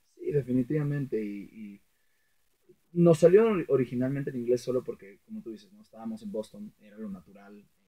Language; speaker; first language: Spanish; early bilingual, heritage; Spanish